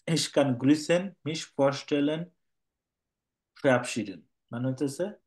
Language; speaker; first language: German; non-native, learner; Bangla